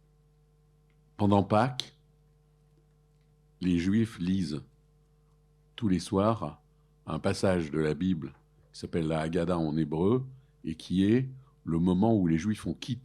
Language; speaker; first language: French; early bilingual, other home language; Arabic